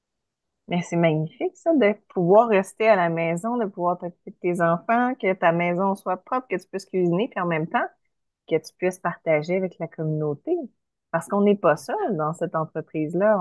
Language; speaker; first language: French; native; French